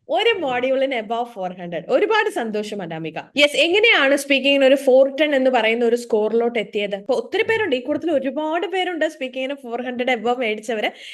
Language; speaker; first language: Malayalam; native; Malayalam